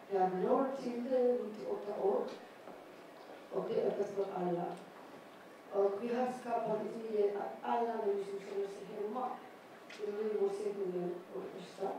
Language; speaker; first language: Swedish; non-native, learner; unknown